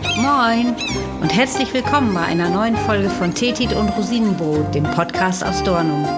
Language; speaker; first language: German; native; German